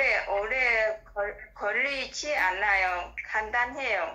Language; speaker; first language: Korean; non-native, learner; Vietnamese